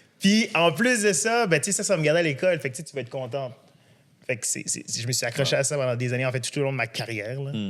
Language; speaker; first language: French; early bilingual, other home language; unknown